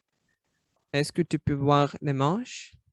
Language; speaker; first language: French; non-native, learner; Russian